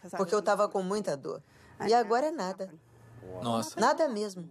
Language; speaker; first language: Portuguese; non-native, fluent; English